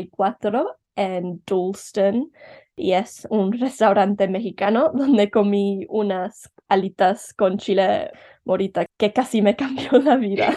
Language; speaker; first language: Spanish; early bilingual, heritage; Spanish